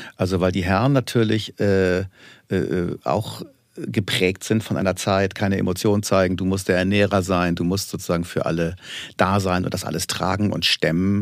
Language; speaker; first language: German; native; German